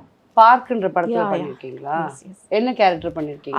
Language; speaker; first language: Tamil; native; Tamil